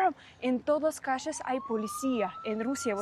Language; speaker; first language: Spanish; non-native, fluent; Russian